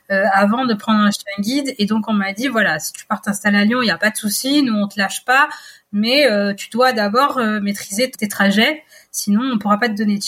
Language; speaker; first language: French; native; French